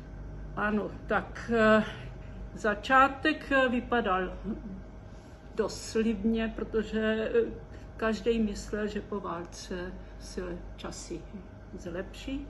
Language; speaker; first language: Czech; early bilingual, heritage; Czech